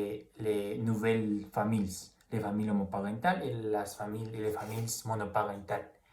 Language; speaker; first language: French; non-native, learner; Spanish